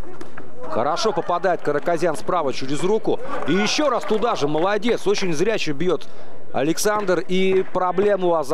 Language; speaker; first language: Russian; native; Russian